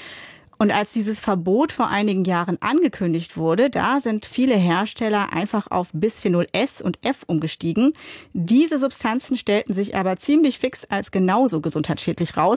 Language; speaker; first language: German; native; German